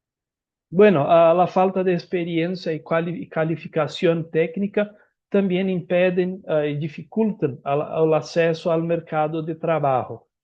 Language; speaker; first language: Spanish; non-native, learner; Portuguese